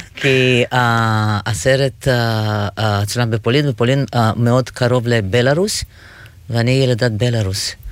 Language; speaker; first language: Hebrew; non-native, fluent; Russian